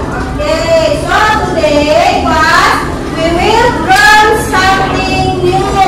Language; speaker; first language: English; non-native, learner; Indonesian